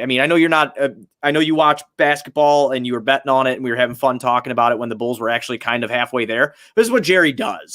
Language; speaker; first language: English; native; English